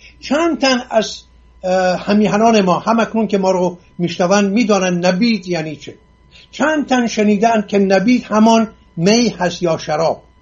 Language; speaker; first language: Persian; non-native, local second language; Assyrian Neo-Aramaic